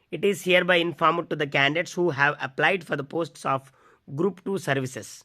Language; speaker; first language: English; non-native, local second language; Telugu